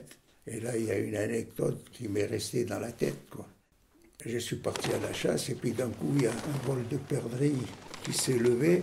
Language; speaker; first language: French; native; French